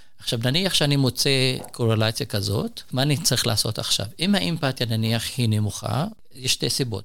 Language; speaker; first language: Hebrew; non-native, local second language; Arabic